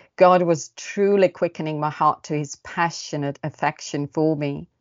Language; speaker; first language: English; early bilingual, other home language; Estonian